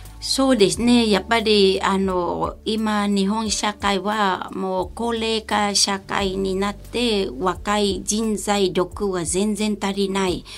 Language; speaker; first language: Japanese; non-native, fluent; Vietnamese